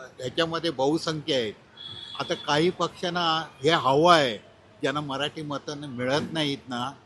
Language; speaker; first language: Marathi; native; Marathi